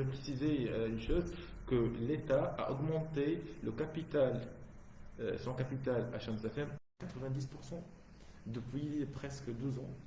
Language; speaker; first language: French; non-native, local second language; Arabic